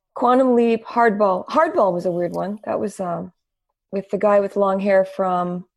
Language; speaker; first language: English; native; English